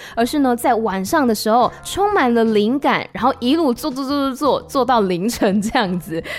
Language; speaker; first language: Chinese; non-native, local second language; Min Nan Chinese